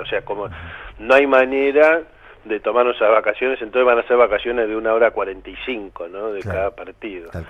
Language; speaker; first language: Spanish; native; Spanish